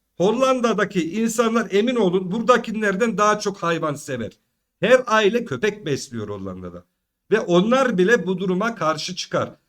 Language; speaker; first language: Turkish; early bilingual, heritage; Turkish